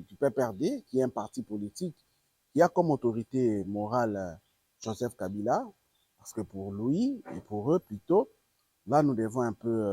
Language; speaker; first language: French; non-native, local second language; Lingala